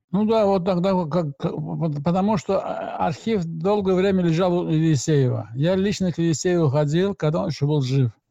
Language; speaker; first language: Russian; non-native, local second language; Azerbaijani